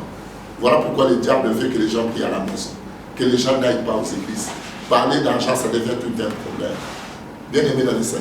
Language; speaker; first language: French; non-native, local second language; Lingala